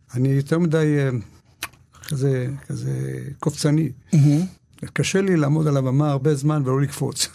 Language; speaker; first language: Hebrew; native; Hebrew